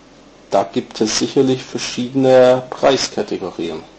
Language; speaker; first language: German; non-native, fluent; English